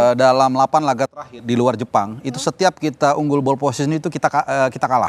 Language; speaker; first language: Indonesian; native; Indonesian